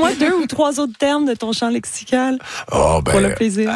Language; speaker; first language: French; native; French